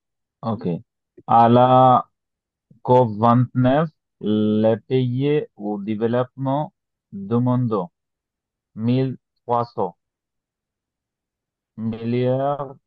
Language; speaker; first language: French; non-native, learner; Bangla